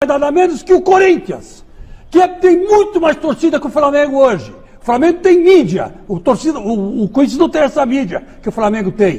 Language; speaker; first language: Portuguese; native; Portuguese